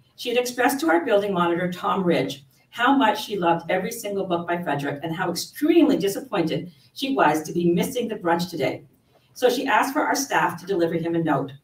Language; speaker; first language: English; native; English